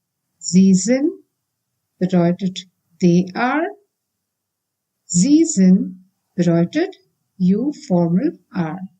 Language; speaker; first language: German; non-native, fluent; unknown